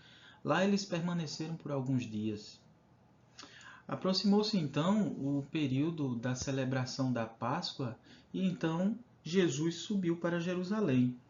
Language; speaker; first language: Portuguese; native; Portuguese